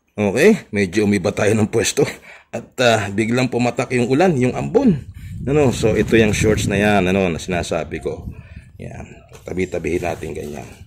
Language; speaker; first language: Filipino; native; Filipino